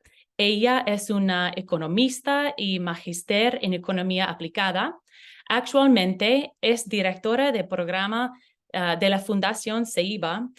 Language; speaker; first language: Spanish; non-native, learner; English